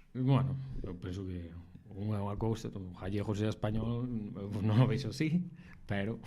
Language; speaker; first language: Galician; native; Galician